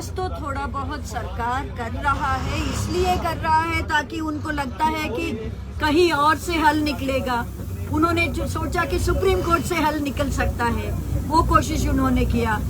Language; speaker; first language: Hindi; non-native, local second language; Telugu